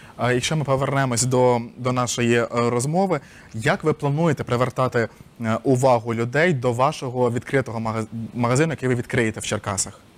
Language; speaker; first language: Ukrainian; native; Ukrainian